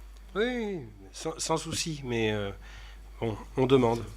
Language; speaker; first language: French; native; French